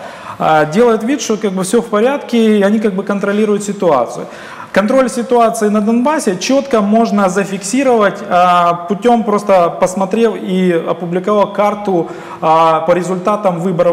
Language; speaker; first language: Russian; native; Russian